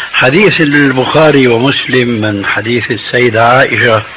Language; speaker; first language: Arabic; early bilingual, other home language; Albanian